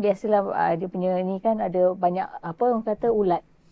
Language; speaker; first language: Malay; native; Malay